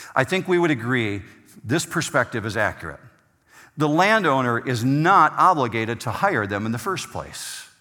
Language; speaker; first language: English; native; English